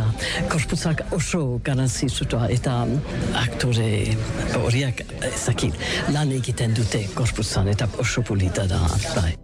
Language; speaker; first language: Basque; non-native, learner; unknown